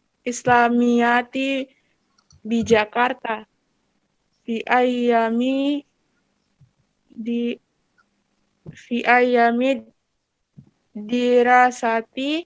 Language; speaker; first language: Arabic; non-native, learner; Indonesian